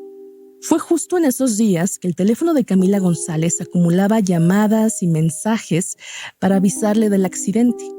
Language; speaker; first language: Spanish; native; Spanish